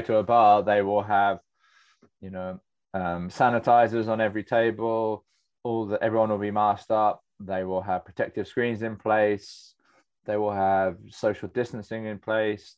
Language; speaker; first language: English; native; English